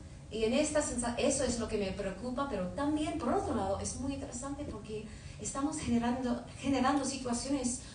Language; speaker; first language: Spanish; non-native, fluent; English